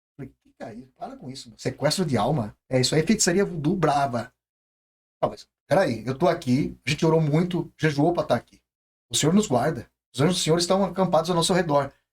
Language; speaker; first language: Portuguese; native; Portuguese